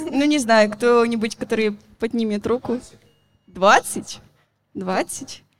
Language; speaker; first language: Russian; non-native, learner; Spanish